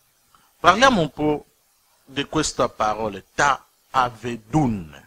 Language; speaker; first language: Italian; non-native, learner; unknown